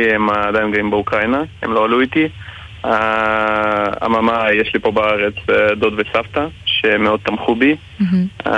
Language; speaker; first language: Hebrew; non-native, fluent; Ukrainian